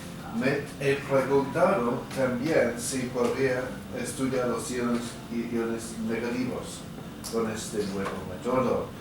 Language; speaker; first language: Spanish; non-native, fluent; English